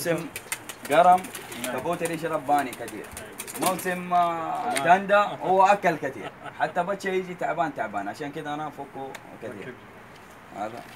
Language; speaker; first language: Arabic; non-native, learner; Urdu